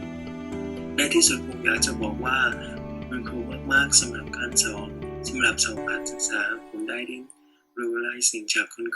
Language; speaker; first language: Thai; non-native, learner; Khmer